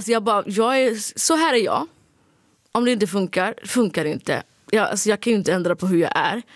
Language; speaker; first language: Swedish; early bilingual, other home language; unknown